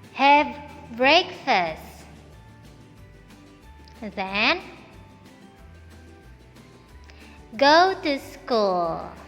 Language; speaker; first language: English; non-native, fluent; Indonesian